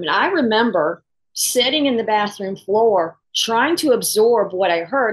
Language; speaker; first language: English; native; English